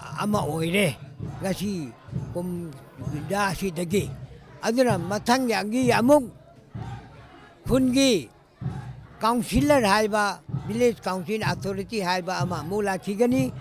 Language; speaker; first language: Manipuri; non-native, local second language; Rongmei Naga